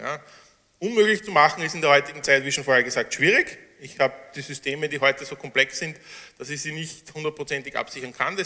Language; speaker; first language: German; native; German